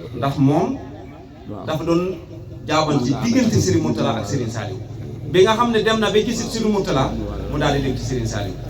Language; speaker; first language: Wolof; non-native, local second language; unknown